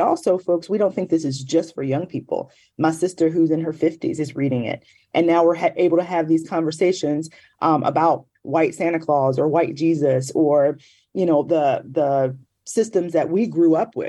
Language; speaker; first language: English; native; English